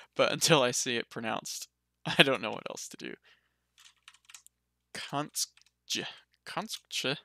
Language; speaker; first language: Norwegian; non-native, learner; English